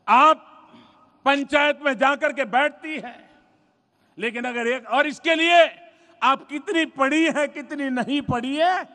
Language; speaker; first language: Hindi; non-native, local second language; Gujarati